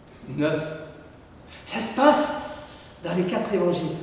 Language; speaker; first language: French; native; French